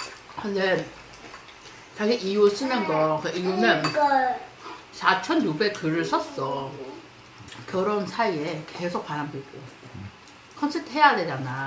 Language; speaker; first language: Korean; non-native, fluent; Chinese